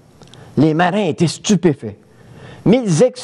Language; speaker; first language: French; native; French